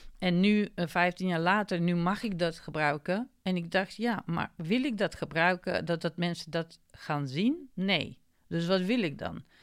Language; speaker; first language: Dutch; non-native, fluent; Macedonian